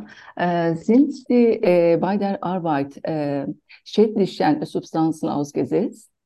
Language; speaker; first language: German; non-native, fluent; Turkish